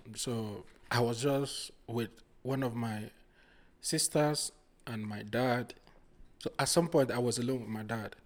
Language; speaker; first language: English; non-native, local second language; Igbo